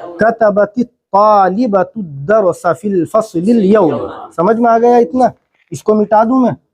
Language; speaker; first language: Urdu; native; Urdu